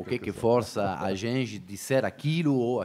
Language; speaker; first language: Portuguese; native; Portuguese